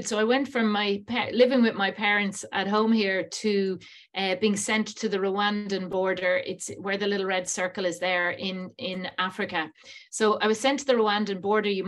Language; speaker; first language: English; native; English